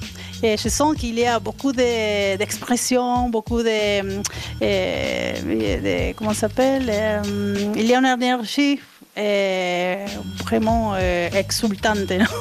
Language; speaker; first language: French; non-native, fluent; Spanish